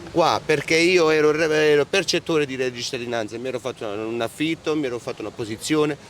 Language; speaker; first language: Italian; native; Italian